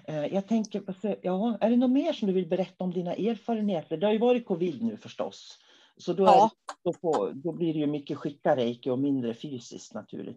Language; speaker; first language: Swedish; native; Swedish